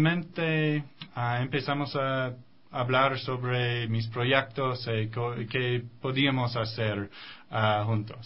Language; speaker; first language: Spanish; non-native, fluent; English